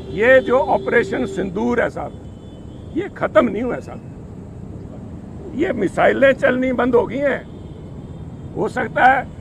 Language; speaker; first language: Hindi; non-native, local second language; Punjabi